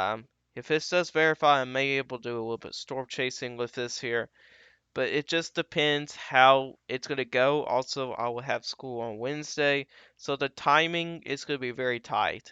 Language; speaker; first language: English; native; English